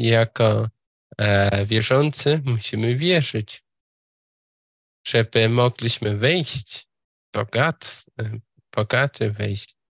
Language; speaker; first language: Polish; non-native, fluent; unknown